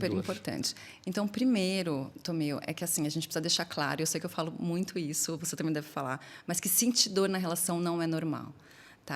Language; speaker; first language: Portuguese; native; Portuguese